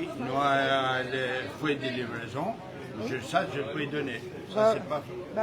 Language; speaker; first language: French; non-native, learner; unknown